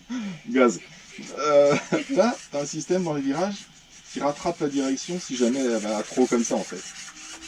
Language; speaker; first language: French; native; French